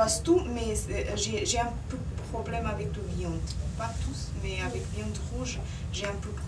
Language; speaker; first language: French; non-native, fluent; Serbian